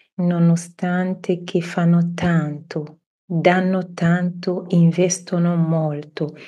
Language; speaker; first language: Italian; non-native, fluent; French